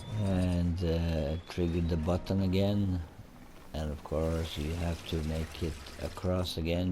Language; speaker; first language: English; non-native, fluent; Swedish